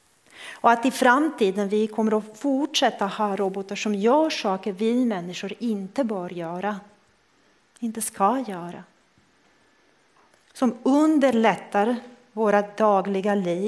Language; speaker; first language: Swedish; non-native, fluent; Croatian